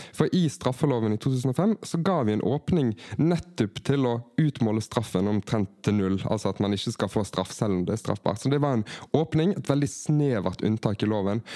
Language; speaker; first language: Norwegian; native; Norwegian